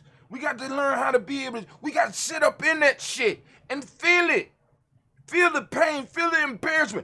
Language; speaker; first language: English; native; English